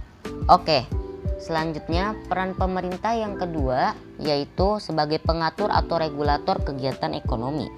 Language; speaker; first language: Indonesian; native; Indonesian